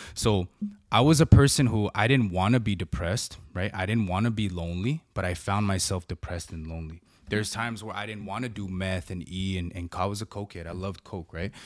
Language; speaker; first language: English; native; English